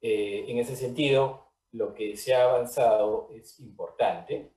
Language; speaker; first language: Spanish; native; Spanish